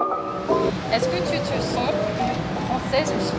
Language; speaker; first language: French; early bilingual, heritage; Cantonese